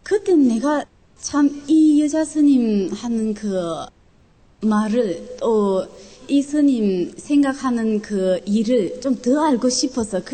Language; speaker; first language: Korean; non-native, local second language; Chinese